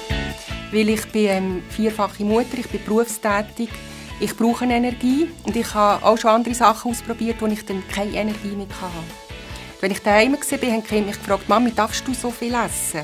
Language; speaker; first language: German; non-native, fluent; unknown